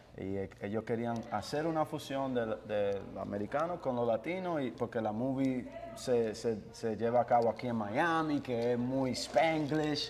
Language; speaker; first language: Spanish; early bilingual, heritage; Spanish